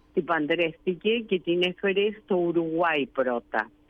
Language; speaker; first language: Greek; early bilingual, heritage; Greek